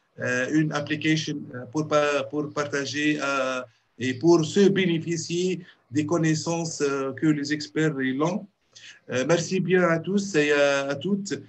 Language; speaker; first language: French; non-native, local second language; Arabic